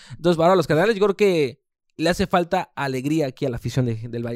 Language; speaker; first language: Spanish; early bilingual, heritage; Spanish